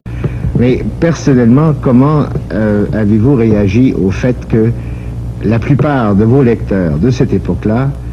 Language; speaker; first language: French; native; French